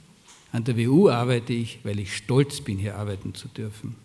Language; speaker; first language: German; native; German